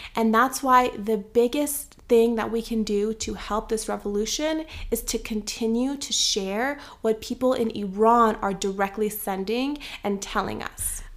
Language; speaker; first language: English; early bilingual, other home language; Persian